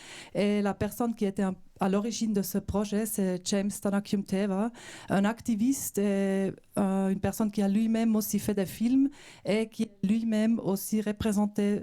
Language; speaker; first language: French; non-native, local second language; German